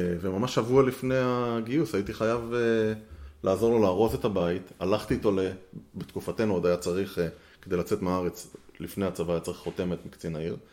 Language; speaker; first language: Hebrew; native; Hebrew